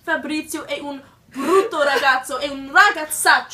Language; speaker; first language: Italian; non-native, learner; English